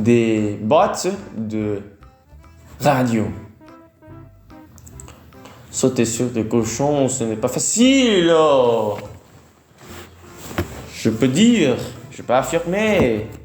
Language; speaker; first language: French; non-native, learner; Vietnamese